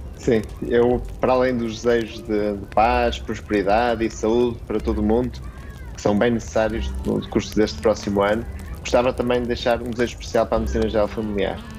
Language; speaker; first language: Portuguese; native; Portuguese